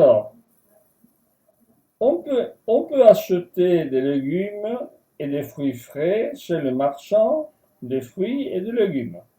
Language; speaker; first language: French; non-native, fluent; Spanish